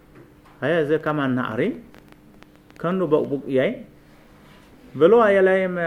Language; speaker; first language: Hebrew; non-native, fluent; Amharic